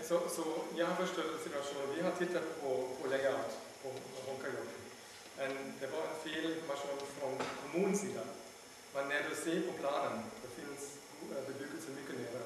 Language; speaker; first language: Swedish; non-native, learner; German